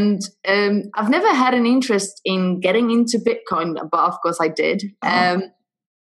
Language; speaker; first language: English; non-native, fluent; Polish